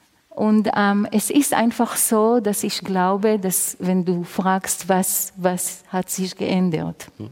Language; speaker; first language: German; non-native, fluent; Hebrew